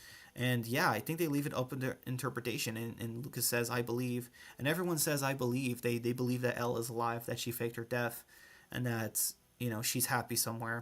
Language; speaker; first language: English; native; English